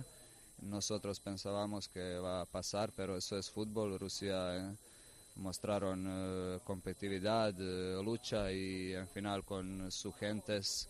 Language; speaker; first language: Spanish; non-native, fluent; Croatian